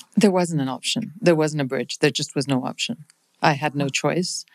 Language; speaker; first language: English; non-native, local second language; Punjabi